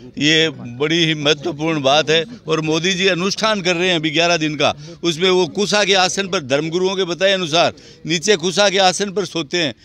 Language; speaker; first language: Hindi; native; Hindi